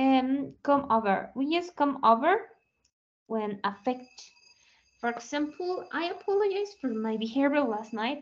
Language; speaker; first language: English; non-native, learner; Spanish